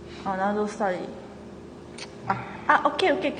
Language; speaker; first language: Korean; non-native, learner; Japanese